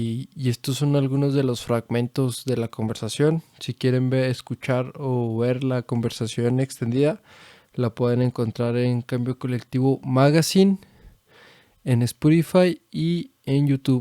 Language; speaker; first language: Spanish; native; Spanish